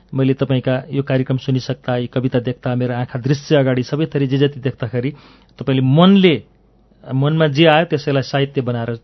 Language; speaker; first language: Nepali; native; Nepali